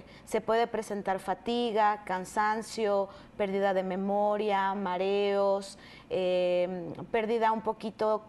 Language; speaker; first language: Spanish; native; Spanish